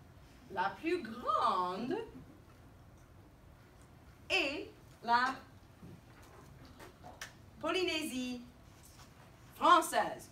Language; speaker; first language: French; non-native, fluent; English